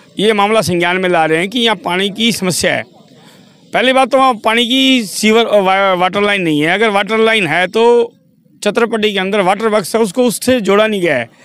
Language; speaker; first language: Hindi; native; Hindi